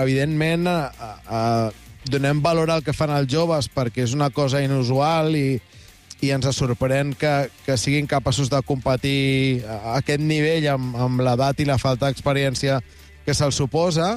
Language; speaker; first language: Catalan; native; Catalan